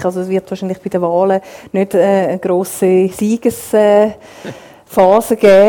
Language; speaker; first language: German; native; German